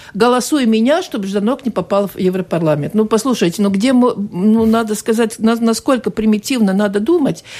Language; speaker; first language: Russian; non-native, local second language; Latvian